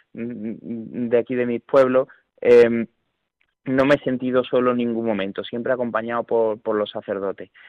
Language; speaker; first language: Spanish; native; Spanish